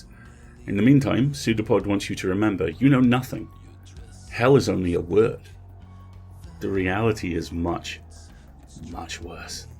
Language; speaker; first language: English; native; English